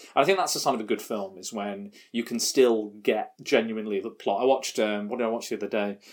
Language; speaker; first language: English; native; English